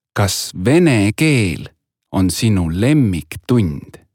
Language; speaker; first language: Estonian; native; Estonian